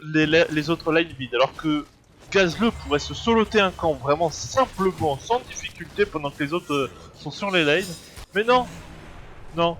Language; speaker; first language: French; native; French